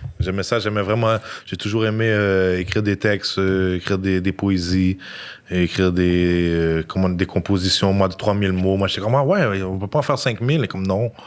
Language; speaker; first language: French; native; French